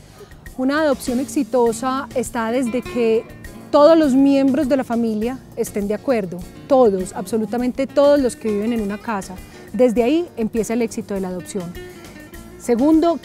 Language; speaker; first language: Spanish; native; Spanish